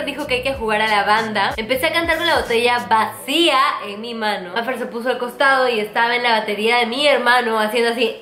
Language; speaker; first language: Spanish; native; Spanish